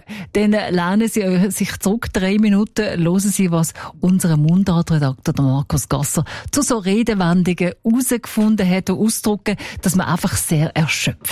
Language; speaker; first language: German; native; German